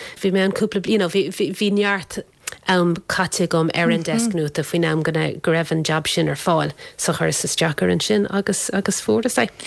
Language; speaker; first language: Irish; non-native, local second language; English